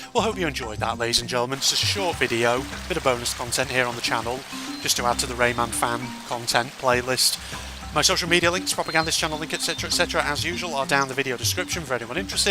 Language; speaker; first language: English; native; English